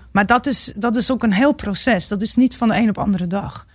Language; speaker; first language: Dutch; native; Dutch